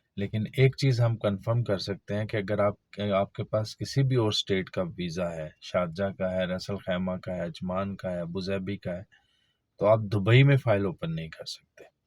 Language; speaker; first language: Urdu; non-native, local second language; Punjabi